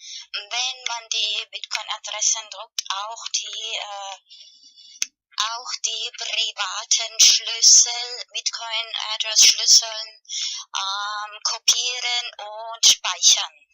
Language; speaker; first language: German; non-native, learner; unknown